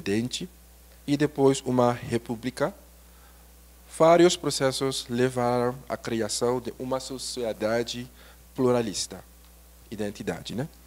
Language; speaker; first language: Portuguese; non-native, learner; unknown